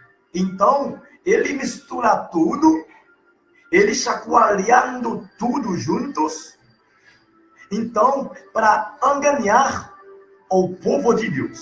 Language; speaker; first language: Portuguese; non-native, learner; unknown